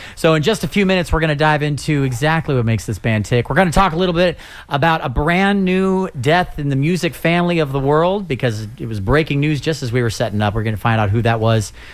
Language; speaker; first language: English; native; English